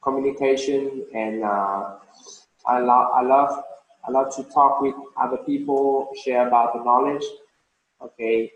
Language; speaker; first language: English; non-native, fluent; Vietnamese